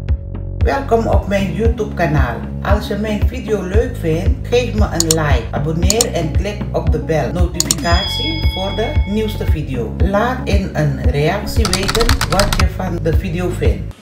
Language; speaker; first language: Dutch; non-native, local second language; Caribbean Hindustani